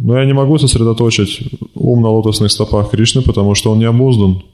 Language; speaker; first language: Russian; native; Russian